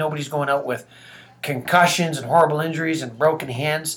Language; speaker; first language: English; native; English